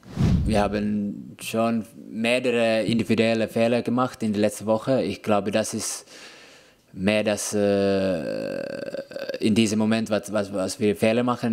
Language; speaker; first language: German; non-native, fluent; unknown